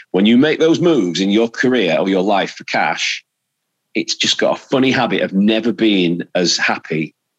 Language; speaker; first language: English; native; English